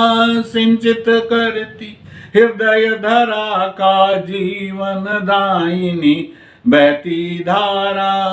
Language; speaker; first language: Hindi; native; Hindi